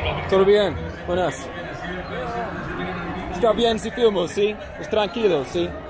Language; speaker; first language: Spanish; non-native, learner; English